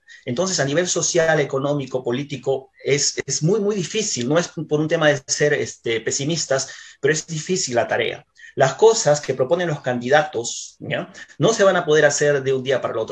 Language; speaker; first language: Spanish; native; Spanish